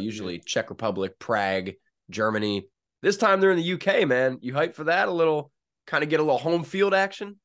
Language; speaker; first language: English; native; English